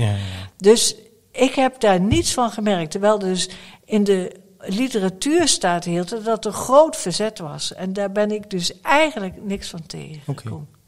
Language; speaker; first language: Dutch; native; Dutch